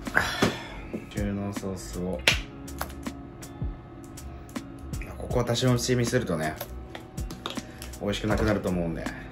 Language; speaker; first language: Japanese; native; Japanese